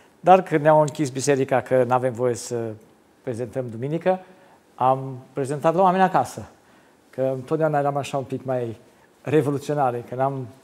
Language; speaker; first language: Romanian; non-native, local second language; German